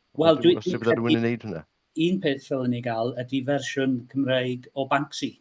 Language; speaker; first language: Welsh; non-native, local second language; English